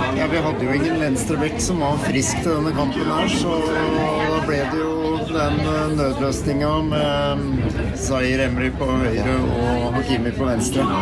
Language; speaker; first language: Norwegian; native; Norwegian